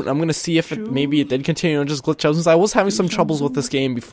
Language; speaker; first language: English; native; English